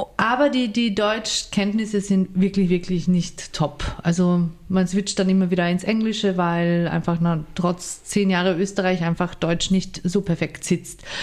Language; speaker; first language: German; early bilingual, other home language; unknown